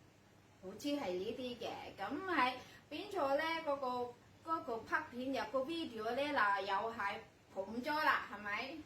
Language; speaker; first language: Cantonese; non-native, fluent; Indonesian